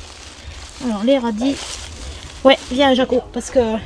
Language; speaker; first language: French; native; French